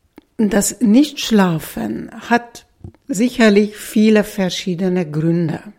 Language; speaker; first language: German; non-native, fluent; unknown